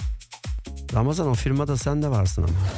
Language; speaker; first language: Turkish; native; Turkish